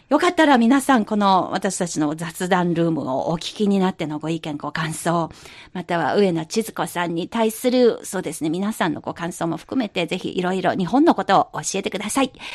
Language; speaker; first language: Japanese; non-native, local second language; Chinese